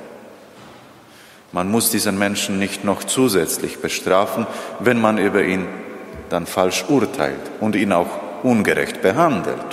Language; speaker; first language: German; non-native, fluent; Polish